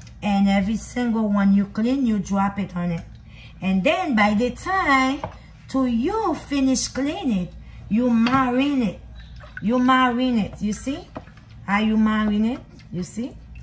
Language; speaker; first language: English; non-native, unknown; Haitian Creole